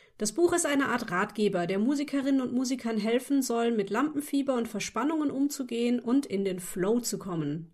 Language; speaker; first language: German; native; German